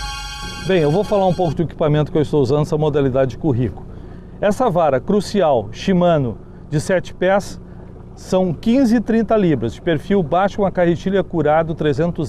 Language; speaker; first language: Portuguese; native; Portuguese